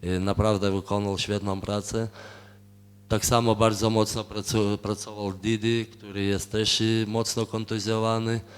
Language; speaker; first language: Polish; non-native, fluent; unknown